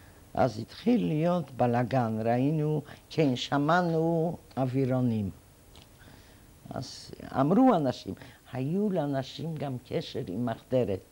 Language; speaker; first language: Hebrew; non-native, fluent; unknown